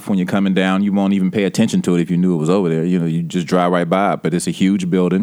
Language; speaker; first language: English; native; English